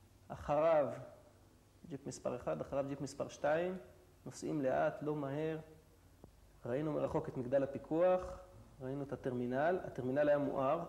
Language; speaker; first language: Hebrew; native; Hebrew